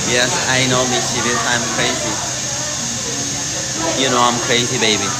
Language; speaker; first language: English; non-native, learner; Thai